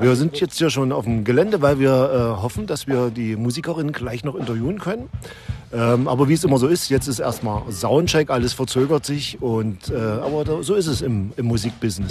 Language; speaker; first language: German; native; German